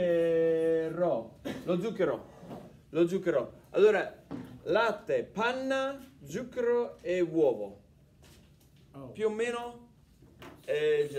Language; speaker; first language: Italian; non-native, fluent; English